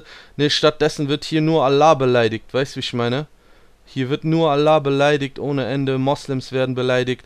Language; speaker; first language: German; native; German